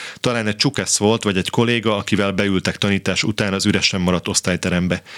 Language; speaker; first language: Hungarian; native; Hungarian